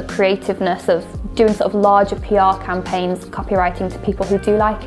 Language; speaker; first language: English; native; English